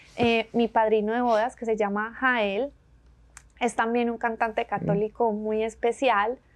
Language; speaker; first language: Spanish; native; Spanish